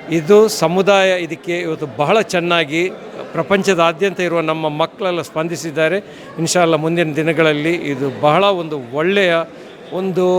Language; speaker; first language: Kannada; non-native, local second language; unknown